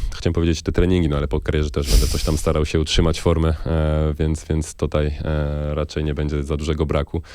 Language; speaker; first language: Polish; non-native, fluent; French